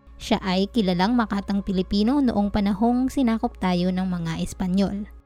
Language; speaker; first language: Filipino; non-native, local second language; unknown